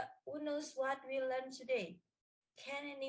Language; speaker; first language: English; non-native, learner; Indonesian